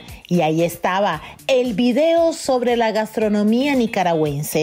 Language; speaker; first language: Spanish; native; Spanish